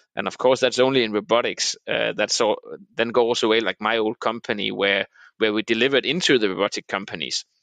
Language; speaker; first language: English; non-native, fluent; Danish